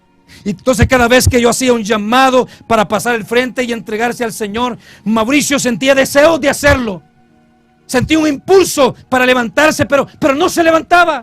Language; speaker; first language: Spanish; native; Spanish